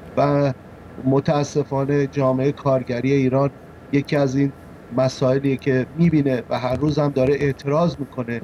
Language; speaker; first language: Persian; native; Persian